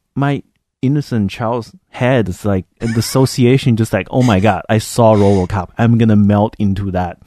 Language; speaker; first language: English; non-native, fluent; Chinese